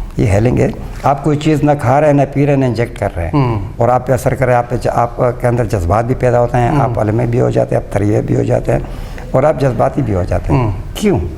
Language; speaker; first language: Urdu; non-native, local second language; Pashto